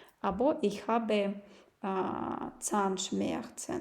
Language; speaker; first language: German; non-native, fluent; Ukrainian